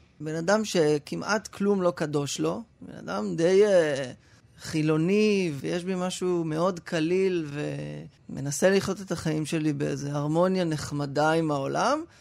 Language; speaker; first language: Hebrew; native; Hebrew